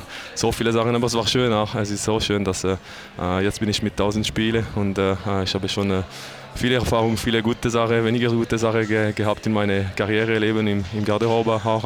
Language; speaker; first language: German; non-native, local second language; French